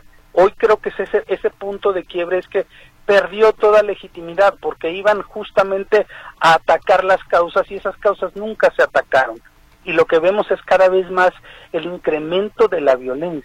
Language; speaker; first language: Spanish; native; Spanish